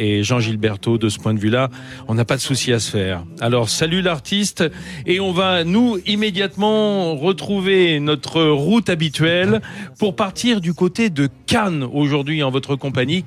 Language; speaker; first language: French; native; French